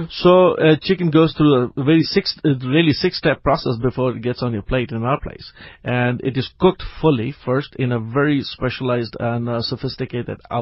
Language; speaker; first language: English; non-native, local second language; Urdu